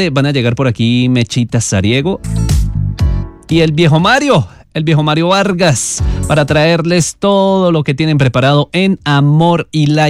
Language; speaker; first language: Spanish; native; Spanish